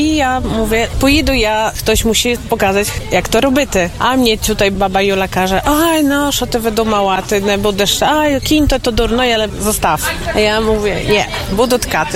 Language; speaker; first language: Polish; non-native, local second language; Ukrainian